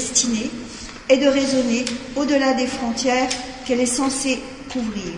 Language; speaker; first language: French; native; French